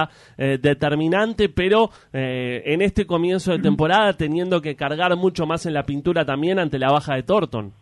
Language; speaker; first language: Spanish; native; Spanish